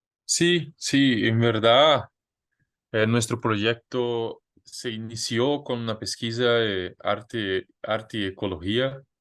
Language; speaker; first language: Spanish; non-native, fluent; Portuguese